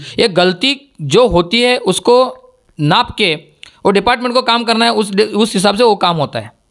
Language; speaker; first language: Hindi; non-native, local second language; Marathi